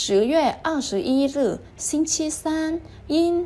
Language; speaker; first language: Chinese; non-native, learner; Vietnamese